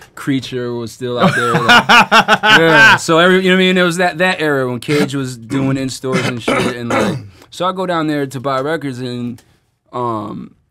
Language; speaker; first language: English; native; English